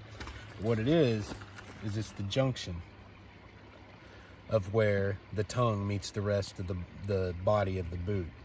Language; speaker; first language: English; native; English